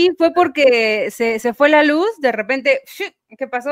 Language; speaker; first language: Spanish; native; Spanish